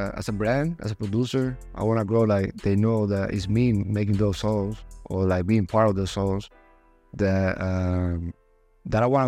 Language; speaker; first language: English; non-native, fluent; Spanish